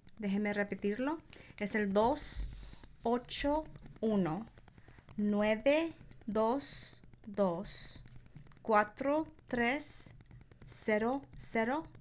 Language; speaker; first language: Spanish; early bilingual, heritage; Spanish